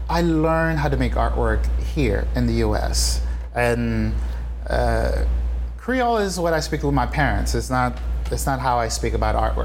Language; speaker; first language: English; non-native, fluent; Haitian Creole